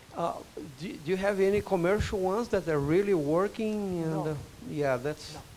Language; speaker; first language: English; non-native, fluent; Spanish